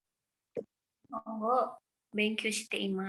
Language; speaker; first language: Japanese; non-native, learner; Indonesian